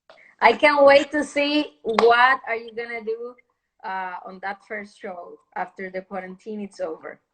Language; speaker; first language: English; non-native, fluent; Spanish